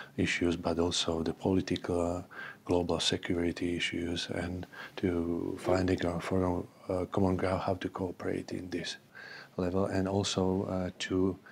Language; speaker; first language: English; non-native, fluent; Slovak